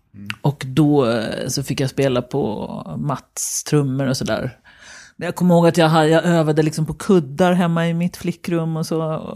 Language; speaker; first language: Swedish; native; Swedish